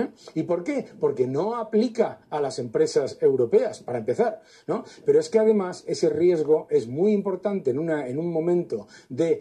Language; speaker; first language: Spanish; native; Spanish